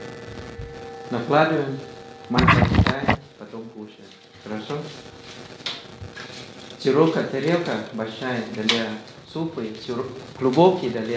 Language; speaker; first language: Russian; non-native, fluent; Thai